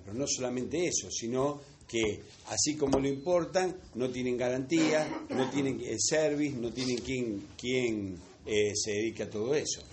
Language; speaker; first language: Spanish; native; Spanish